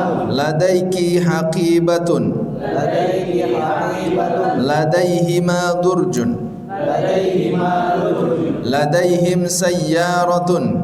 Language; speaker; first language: Arabic; non-native, fluent; Indonesian